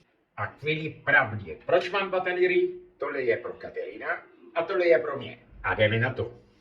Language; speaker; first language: Czech; non-native, learner; Italian